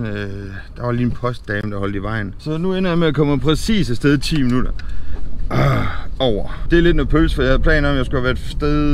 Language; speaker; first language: Danish; native; Danish